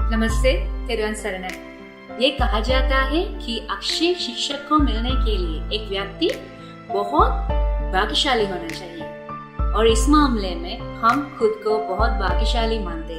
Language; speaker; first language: Hindi; non-native, fluent; Sinhala